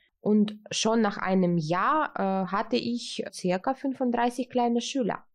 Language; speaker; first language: German; early bilingual, heritage; Russian